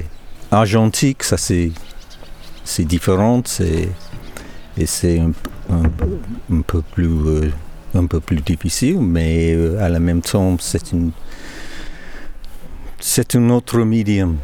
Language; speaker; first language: French; non-native, learner; English